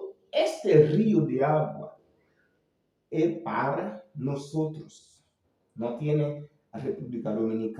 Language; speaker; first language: Spanish; non-native, fluent; Haitian Creole